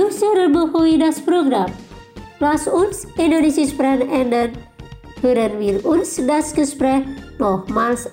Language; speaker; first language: German; non-native, fluent; Indonesian